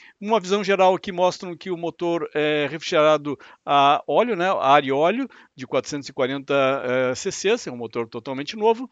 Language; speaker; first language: Portuguese; native; Portuguese